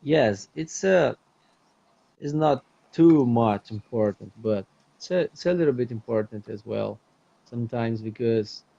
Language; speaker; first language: English; non-native, fluent; Portuguese